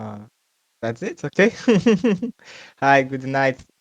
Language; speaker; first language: English; non-native, learner; Portuguese